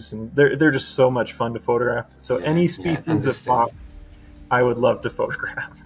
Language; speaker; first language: English; native; English